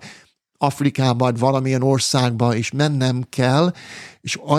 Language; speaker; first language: Hungarian; non-native, fluent; English